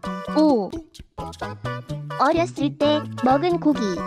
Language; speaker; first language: Korean; non-native, learner; Cantonese